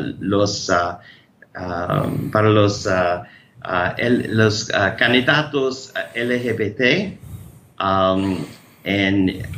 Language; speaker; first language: Spanish; non-native, learner; English